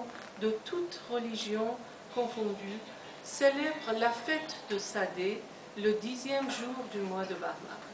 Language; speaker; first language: French; non-native, fluent; Persian